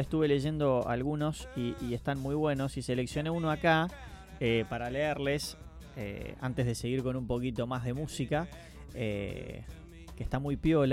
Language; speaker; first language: Spanish; native; Spanish